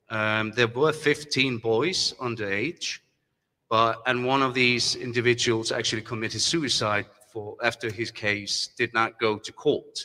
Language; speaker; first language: English; non-native, fluent; German